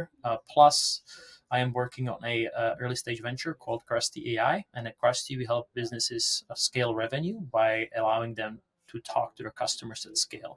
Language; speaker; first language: English; non-native, fluent; Czech